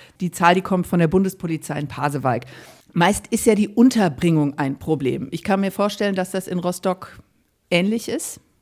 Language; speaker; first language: German; native; German